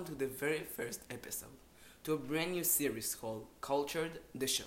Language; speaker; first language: English; non-native, fluent; Hebrew